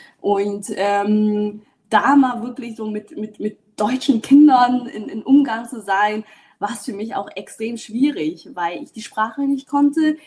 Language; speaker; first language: German; early bilingual, other home language; Vietnamese